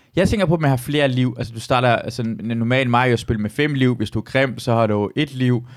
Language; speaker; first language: Danish; early bilingual, other home language; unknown